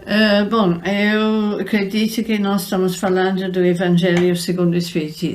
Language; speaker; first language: Portuguese; non-native, fluent; English